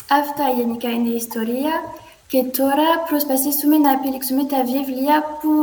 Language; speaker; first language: Greek; non-native, learner; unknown